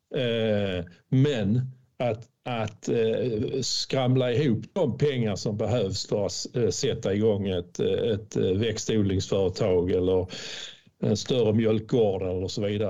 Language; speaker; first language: Swedish; native; Swedish